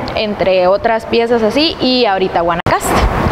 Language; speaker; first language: Spanish; native; Spanish